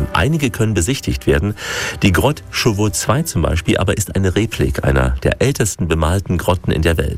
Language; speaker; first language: German; native; German